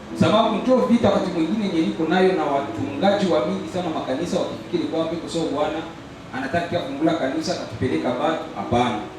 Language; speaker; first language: Swahili; native; Swahili